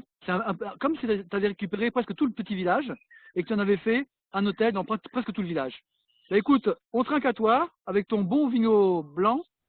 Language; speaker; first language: French; native; French